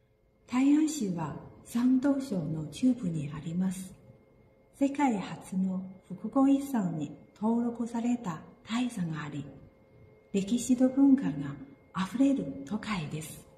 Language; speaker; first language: Japanese; non-native, fluent; Chinese